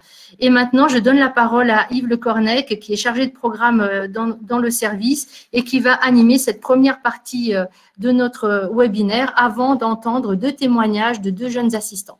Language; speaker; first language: French; native; French